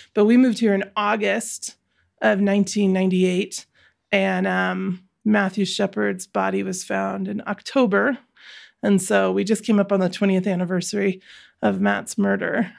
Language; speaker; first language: English; native; English